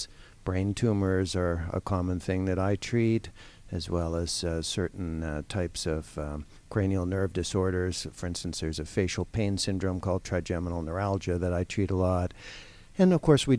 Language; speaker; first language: English; native; English